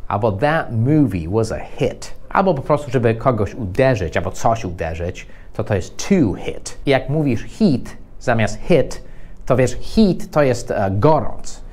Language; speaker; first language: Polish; non-native, fluent; English